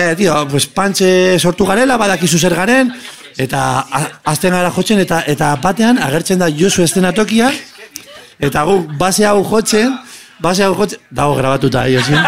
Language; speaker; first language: Basque; native; Basque